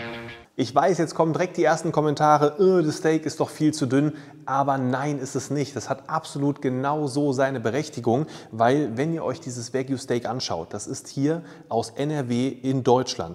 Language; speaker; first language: German; native; German